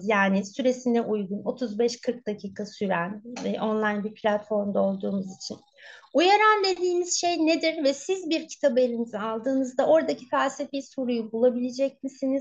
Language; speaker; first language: Turkish; native; Turkish